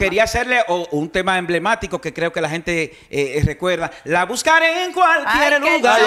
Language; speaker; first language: Spanish; native; Spanish